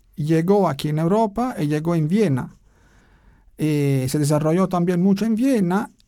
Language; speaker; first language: Spanish; non-native, learner; Italian